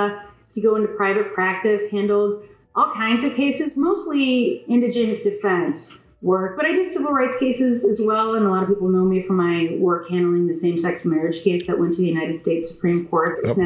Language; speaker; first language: English; native; English